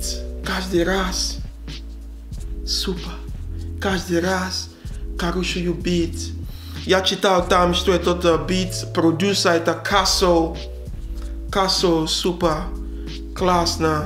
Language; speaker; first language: Russian; non-native, learner; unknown